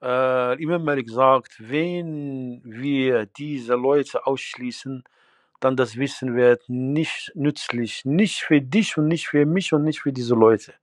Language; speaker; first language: German; non-native, fluent; Arabic